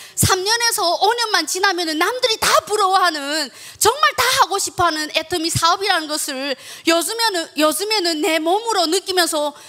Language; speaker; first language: Korean; early bilingual, heritage; Korean